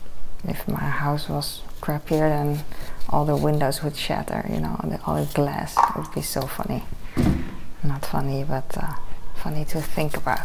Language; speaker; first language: English; non-native, fluent; Dutch